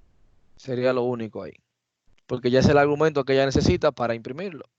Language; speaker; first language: Spanish; native; Spanish